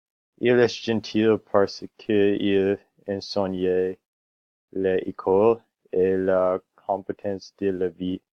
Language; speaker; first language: French; non-native, learner; English